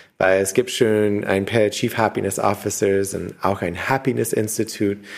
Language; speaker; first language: German; non-native, learner; English